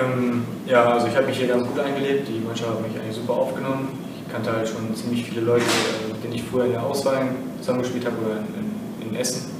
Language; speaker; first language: German; native; German